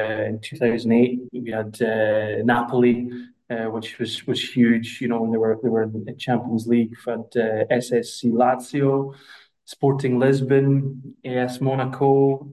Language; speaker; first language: English; native; English